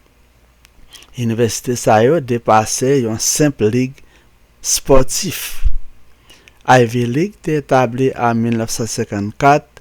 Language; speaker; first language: French; non-native, local second language; Haitian Creole